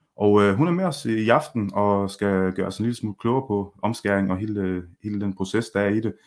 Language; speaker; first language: Danish; early bilingual, other home language; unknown